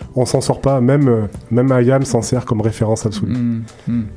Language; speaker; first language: French; native; French